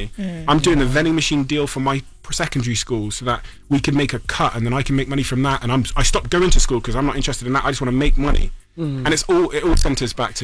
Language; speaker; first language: English; native; English